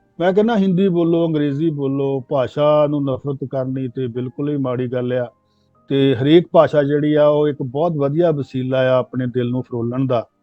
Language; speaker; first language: Punjabi; native; Punjabi